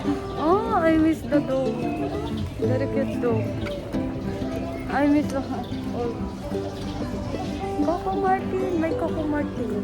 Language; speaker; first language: English; non-native, learner; Filipino